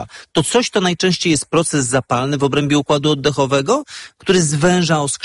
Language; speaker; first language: Polish; native; Polish